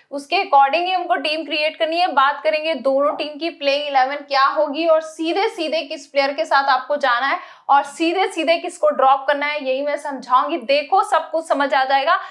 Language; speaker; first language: Hindi; native; Hindi